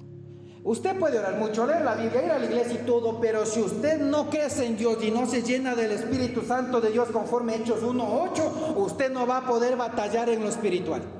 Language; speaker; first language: Spanish; native; Spanish